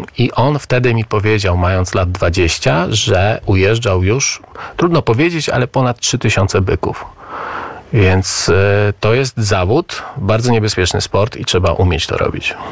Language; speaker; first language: Polish; native; Polish